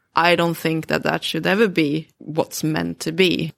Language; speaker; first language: English; early bilingual, other home language; Swedish